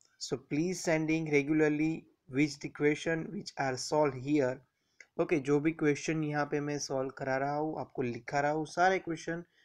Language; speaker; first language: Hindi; non-native, local second language; Gujarati